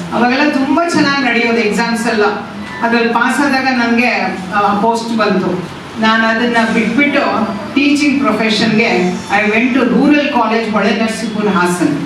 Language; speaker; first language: Kannada; non-native, local second language; Tamil